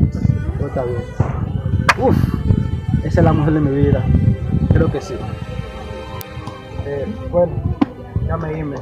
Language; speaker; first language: Spanish; non-native, learner; Haitian Creole